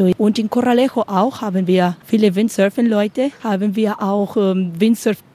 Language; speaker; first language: German; non-native, learner; Spanish